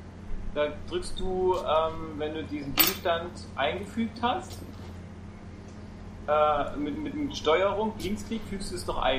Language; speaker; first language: German; native; German